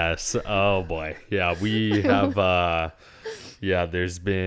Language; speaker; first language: English; native; English